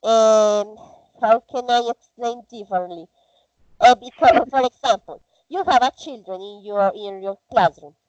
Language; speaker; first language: English; non-native, learner; Spanish